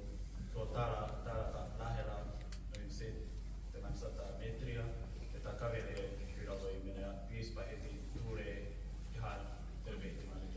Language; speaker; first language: Finnish; non-native, fluent; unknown